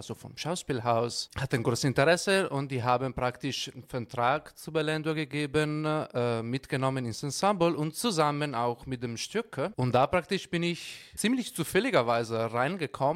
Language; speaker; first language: German; non-native, fluent; Italian